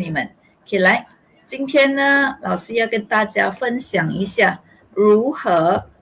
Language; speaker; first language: Chinese; non-native, local second language; Malay